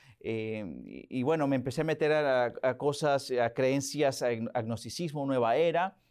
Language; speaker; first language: Spanish; early bilingual, heritage; Spanish